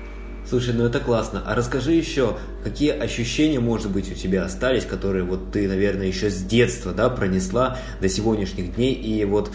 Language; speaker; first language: Russian; native; Russian